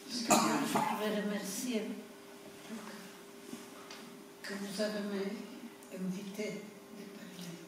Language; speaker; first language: French; non-native, fluent; Polish